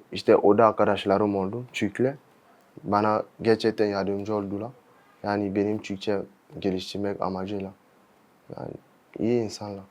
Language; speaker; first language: Turkish; non-native, fluent; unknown